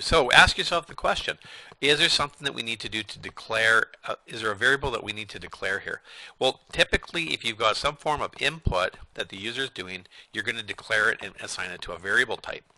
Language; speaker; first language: English; native; English